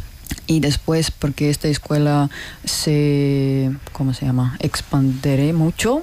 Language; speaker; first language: Spanish; non-native, learner; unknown